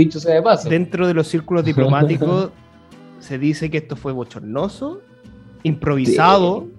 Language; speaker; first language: Spanish; native; Spanish